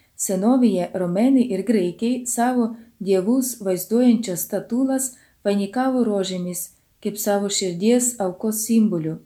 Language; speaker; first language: Lithuanian; non-native, fluent; Ukrainian